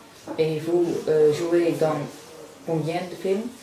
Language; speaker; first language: French; non-native, learner; Dutch